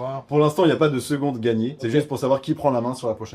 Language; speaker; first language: French; native; French